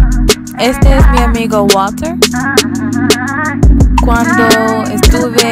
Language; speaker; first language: Spanish; non-native, learner; English